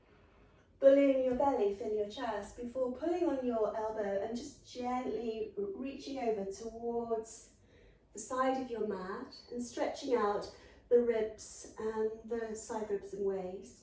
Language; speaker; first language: English; native; English